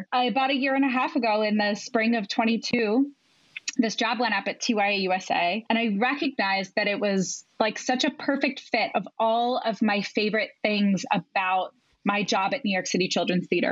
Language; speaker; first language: English; native; English